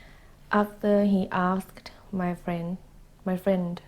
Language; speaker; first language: English; non-native, learner; Thai